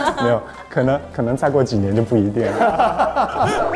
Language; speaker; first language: Chinese; native; Chinese